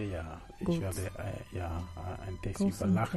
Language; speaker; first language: German; non-native, learner; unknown